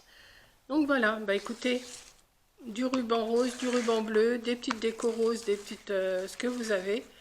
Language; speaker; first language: French; native; French